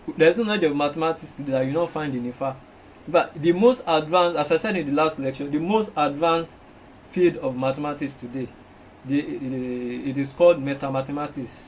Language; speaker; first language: English; non-native, local second language; Yoruba